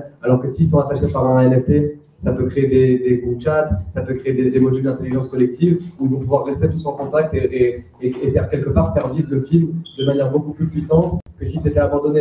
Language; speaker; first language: French; native; French